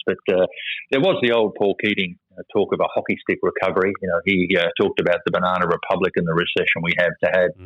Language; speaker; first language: English; native; English